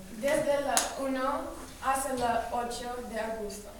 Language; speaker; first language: Spanish; non-native, learner; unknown